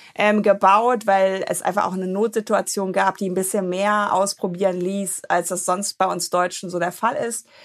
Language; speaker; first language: German; native; German